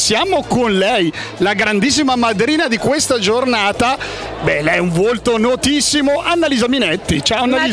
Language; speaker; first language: Italian; native; Italian